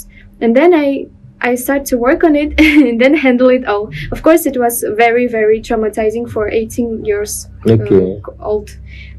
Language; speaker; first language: English; non-native, learner; Russian